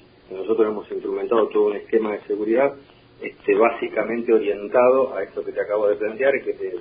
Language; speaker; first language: Spanish; native; Spanish